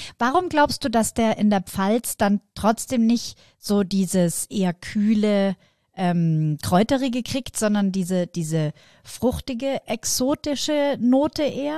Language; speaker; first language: German; native; German